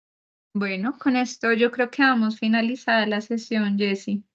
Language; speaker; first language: Spanish; native; Spanish